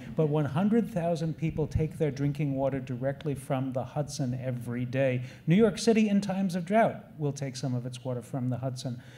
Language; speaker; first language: English; native; English